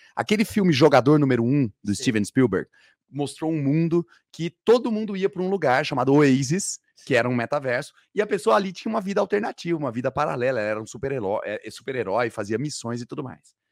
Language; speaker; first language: Portuguese; native; Portuguese